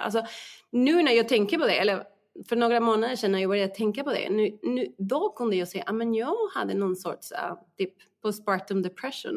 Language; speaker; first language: Swedish; non-native, fluent; Spanish